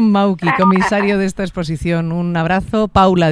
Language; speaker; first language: Spanish; native; Spanish